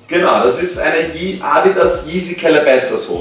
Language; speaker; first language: German; native; German